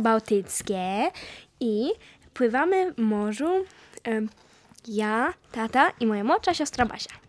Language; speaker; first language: Polish; early bilingual, heritage; Polish